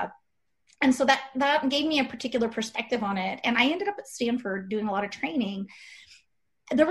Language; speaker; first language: English; native; English